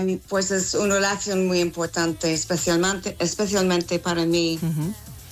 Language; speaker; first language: Spanish; non-native, fluent; English